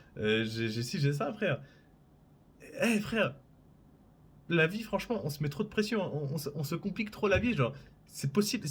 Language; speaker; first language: French; native; French